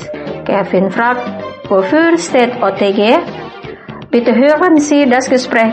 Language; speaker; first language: German; non-native, fluent; Indonesian